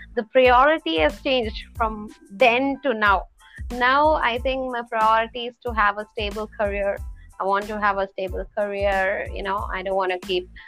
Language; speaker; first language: English; non-native, local second language; Telugu